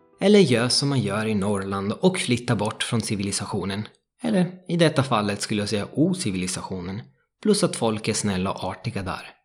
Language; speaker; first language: Swedish; non-native, fluent; Italian